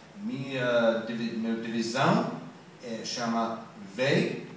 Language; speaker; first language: Portuguese; non-native, learner; English